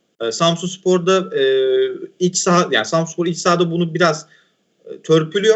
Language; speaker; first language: Turkish; native; Turkish